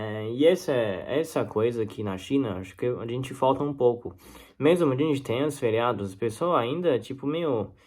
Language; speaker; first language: Portuguese; non-native, learner; Chinese